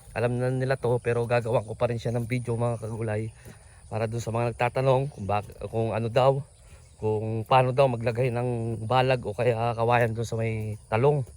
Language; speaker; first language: Filipino; native; Filipino